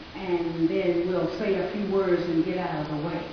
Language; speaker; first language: English; native; English